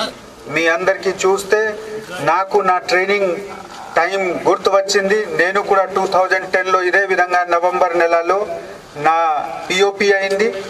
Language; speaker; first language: Telugu; non-native, fluent; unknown